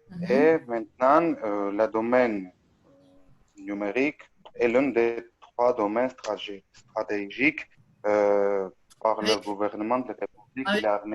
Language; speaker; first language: French; non-native, fluent; Armenian